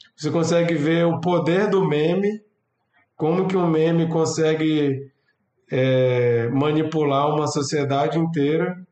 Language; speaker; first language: Portuguese; native; Portuguese